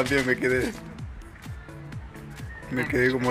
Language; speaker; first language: Spanish; native; Spanish